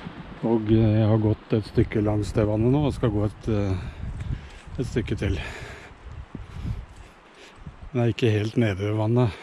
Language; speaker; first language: Norwegian; native; Norwegian